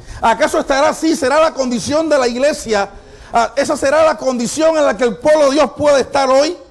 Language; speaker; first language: Spanish; native; Spanish